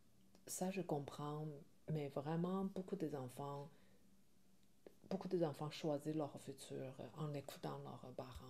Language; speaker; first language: French; non-native, learner; Chinese